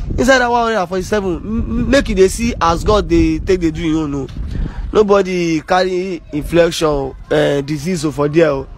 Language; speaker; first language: Nigerian Pidgin; non-native, local second language; Yoruba